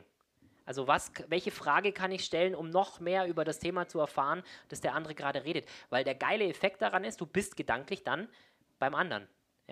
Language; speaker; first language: German; native; German